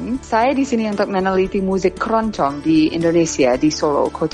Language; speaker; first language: Indonesian; non-native, fluent; English